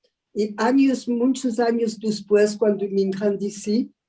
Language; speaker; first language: Spanish; early bilingual, heritage; Ladino